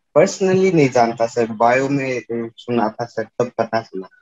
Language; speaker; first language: Hindi; native; Hindi